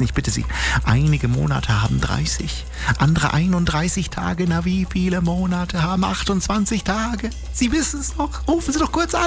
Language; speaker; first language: German; native; German